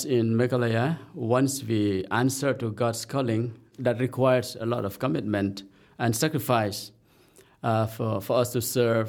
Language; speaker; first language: English; non-native, local second language; Khasi